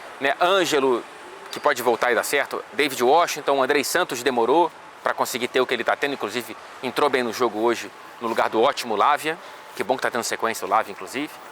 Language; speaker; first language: Portuguese; native; Portuguese